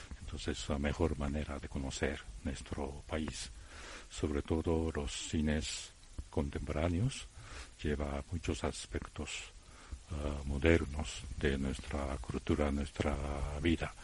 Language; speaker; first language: Spanish; non-native, fluent; Japanese